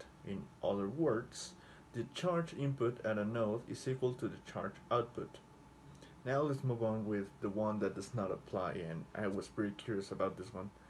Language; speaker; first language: English; non-native, fluent; Spanish